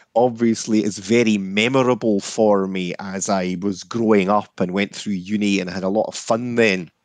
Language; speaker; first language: English; native; English